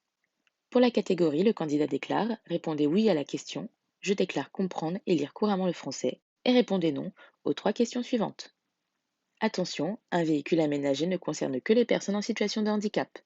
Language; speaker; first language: French; native; French